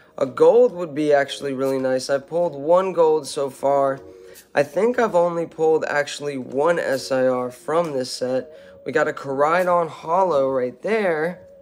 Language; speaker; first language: English; native; English